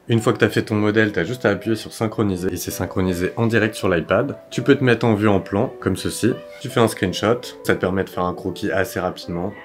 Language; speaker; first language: French; native; French